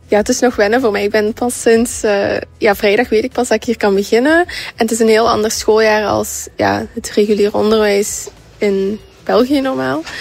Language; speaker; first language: Dutch; native; Dutch